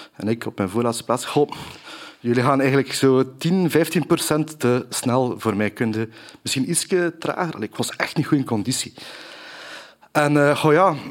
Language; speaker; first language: Dutch; native; Dutch